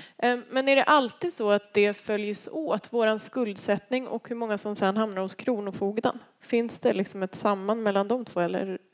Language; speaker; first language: Swedish; native; Swedish